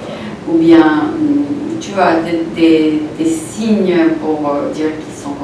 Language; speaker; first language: French; non-native, local second language; Arabic